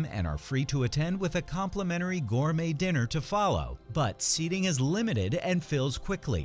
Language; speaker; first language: English; native; English